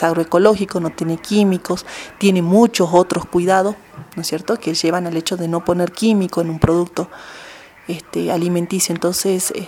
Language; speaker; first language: Spanish; native; Spanish